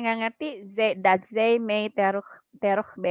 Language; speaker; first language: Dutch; non-native, learner; Indonesian